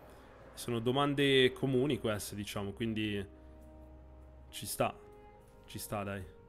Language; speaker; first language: Italian; native; Italian